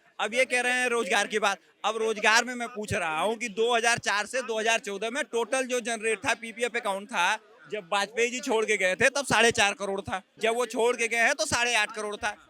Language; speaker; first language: Hindi; native; Hindi